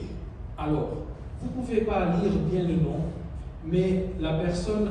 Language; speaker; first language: French; non-native, learner; Spanish